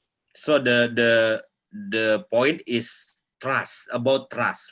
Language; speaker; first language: English; non-native, local second language; Indonesian